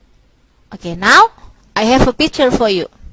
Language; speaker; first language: English; non-native, local second language; Indonesian